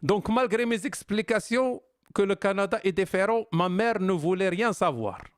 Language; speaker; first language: French; non-native, local second language; Arabic